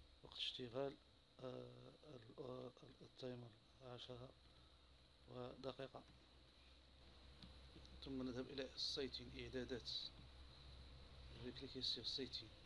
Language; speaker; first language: French; non-native, local second language; Arabic